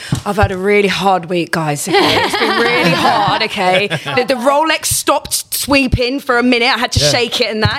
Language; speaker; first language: English; native; English